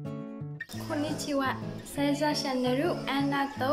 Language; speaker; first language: Japanese; non-native, learner; Burmese